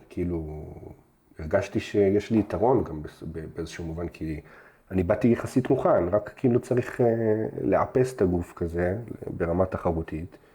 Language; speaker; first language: Hebrew; early bilingual, other home language; Russian